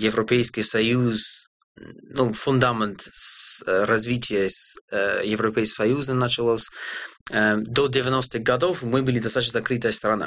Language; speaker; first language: Russian; non-native, fluent; English